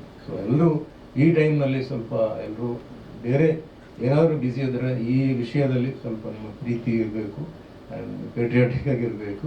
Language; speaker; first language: Kannada; non-native, local second language; Tulu